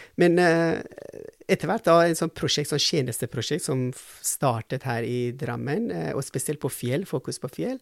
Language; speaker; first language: Norwegian; non-native, fluent; Persian